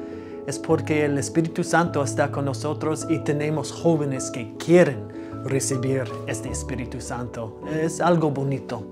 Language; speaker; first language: Spanish; non-native, fluent; English